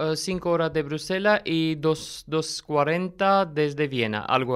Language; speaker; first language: Spanish; non-native, learner; Armenian